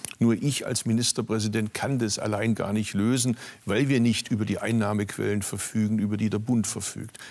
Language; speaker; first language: German; native; German